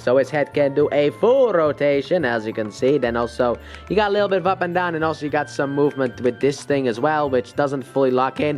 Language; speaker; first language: English; native; English